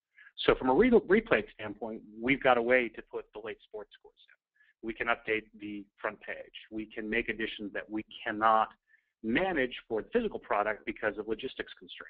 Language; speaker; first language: English; native; English